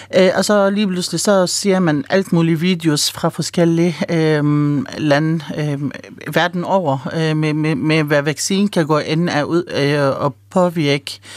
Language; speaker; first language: Danish; early bilingual, other home language; Arabic